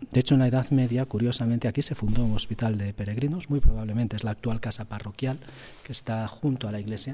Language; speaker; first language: Spanish; native; Spanish